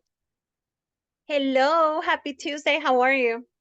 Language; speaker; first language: English; non-native, fluent; Spanish